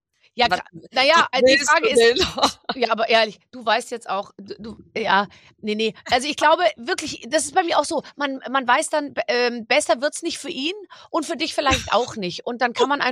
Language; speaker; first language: German; native; German